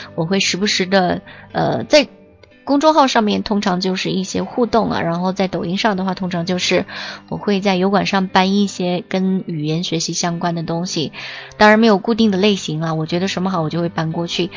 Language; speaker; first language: Chinese; native; Chinese